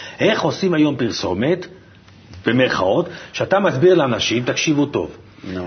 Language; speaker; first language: Hebrew; native; Hebrew